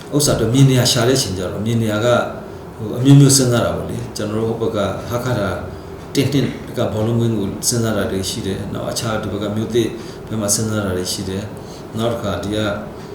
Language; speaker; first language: Burmese; non-native, local second language; Hakha Chin